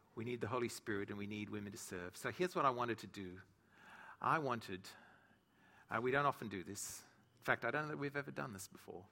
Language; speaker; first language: English; native; English